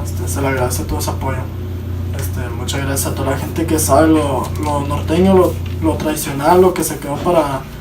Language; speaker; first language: Spanish; early bilingual, heritage; Spanish